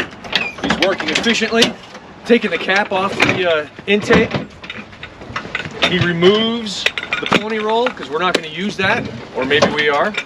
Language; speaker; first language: English; native; English